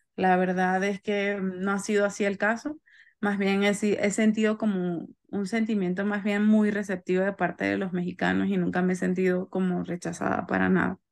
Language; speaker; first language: Spanish; native; Spanish